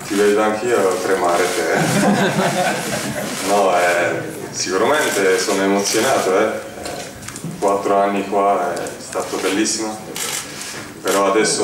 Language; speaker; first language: Italian; non-native, fluent; Turkish